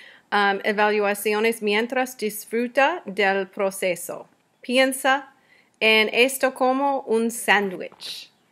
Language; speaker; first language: Spanish; non-native, learner; English